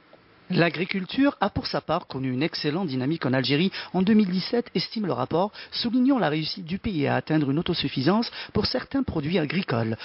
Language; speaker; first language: French; non-native, local second language; Arabic